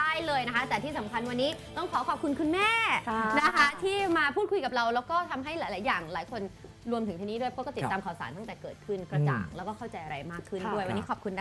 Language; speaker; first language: Thai; native; Thai